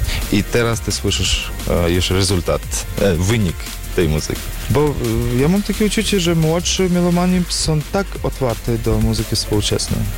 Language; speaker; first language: Polish; non-native, learner; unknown